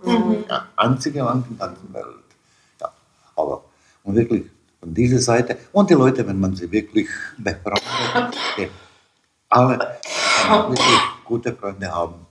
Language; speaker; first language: German; non-native, fluent; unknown